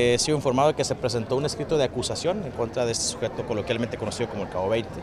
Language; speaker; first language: Spanish; native; Spanish